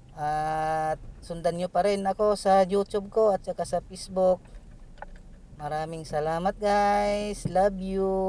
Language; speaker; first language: Filipino; non-native, local second language; Cebuano